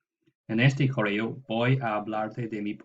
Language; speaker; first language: Spanish; non-native, fluent; English